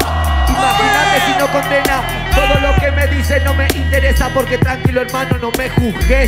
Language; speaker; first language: Spanish; native; Spanish